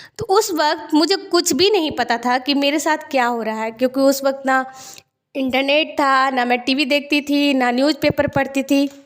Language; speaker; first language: Hindi; native; Hindi